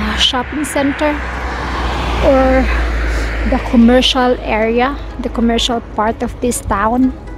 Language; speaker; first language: English; non-native, local second language; Filipino